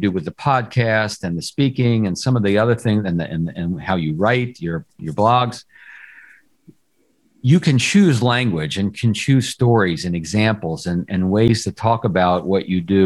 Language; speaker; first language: English; native; English